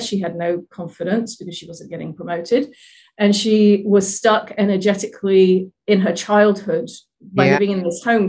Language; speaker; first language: English; native; English